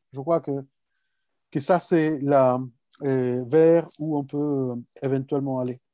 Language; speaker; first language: French; non-native, fluent; Spanish